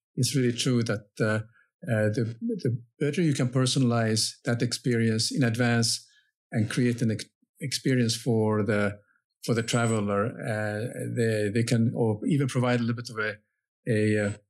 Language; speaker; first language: English; non-native, fluent; Finnish